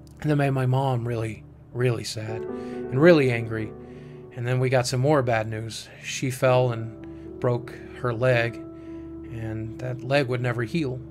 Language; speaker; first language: English; native; English